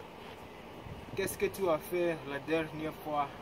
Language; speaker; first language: French; non-native, learner; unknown